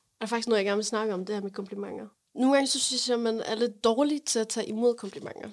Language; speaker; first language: Danish; non-native, fluent; Arabic